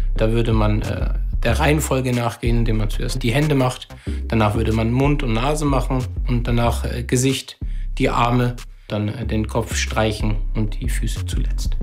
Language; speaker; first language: German; early bilingual, other home language; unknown